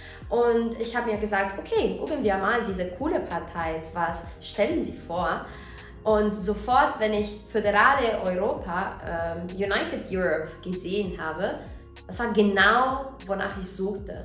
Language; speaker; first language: German; non-native, fluent; Italian